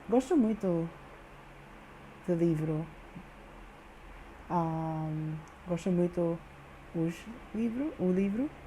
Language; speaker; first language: Portuguese; non-native, learner; English